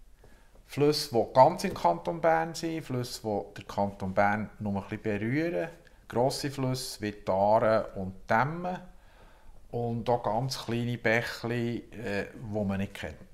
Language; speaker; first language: German; native; German